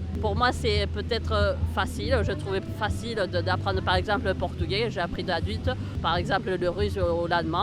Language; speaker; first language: French; early bilingual, heritage; Spanish